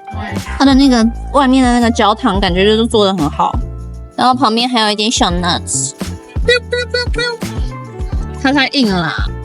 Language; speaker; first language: Chinese; native; Chinese